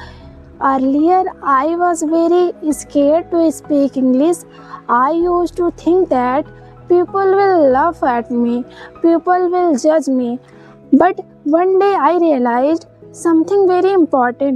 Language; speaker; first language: English; non-native, learner; Hindi